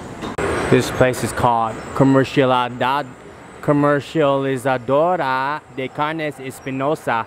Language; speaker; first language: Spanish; non-native, learner; English